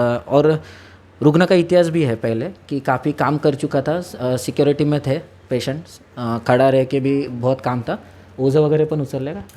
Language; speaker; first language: Hindi; non-native, local second language; Marathi